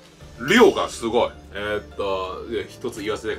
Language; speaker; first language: Japanese; native; Japanese